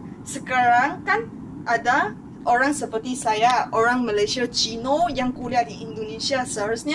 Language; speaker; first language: Indonesian; non-native, fluent; Chinese